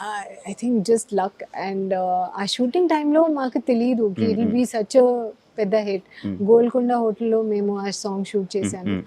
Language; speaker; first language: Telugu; non-native, learner; Hindi